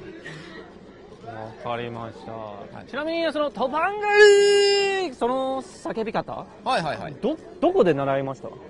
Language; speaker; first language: Japanese; non-native, learner; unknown